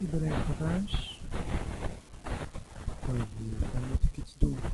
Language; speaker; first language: Dutch; non-native, fluent; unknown